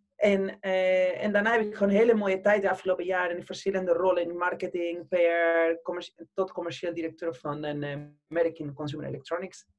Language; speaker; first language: Dutch; non-native, fluent; Spanish